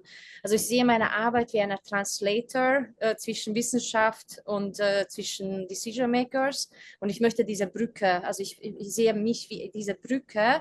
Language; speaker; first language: German; non-native, fluent; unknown